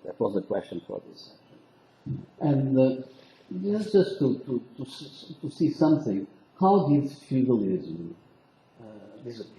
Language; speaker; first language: English; non-native, local second language; Portuguese